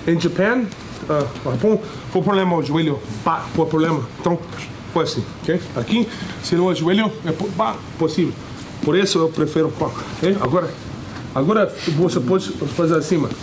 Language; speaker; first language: Portuguese; non-native, learner; English